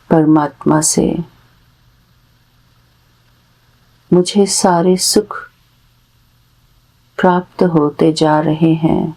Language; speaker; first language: Hindi; native; Hindi